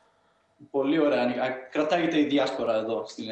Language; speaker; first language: Greek; early bilingual, heritage; Greek